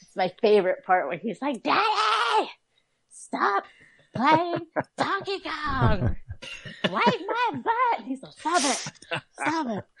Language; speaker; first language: English; native; English